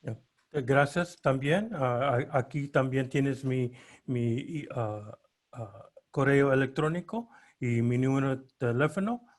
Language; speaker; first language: Spanish; early bilingual, heritage; Spanish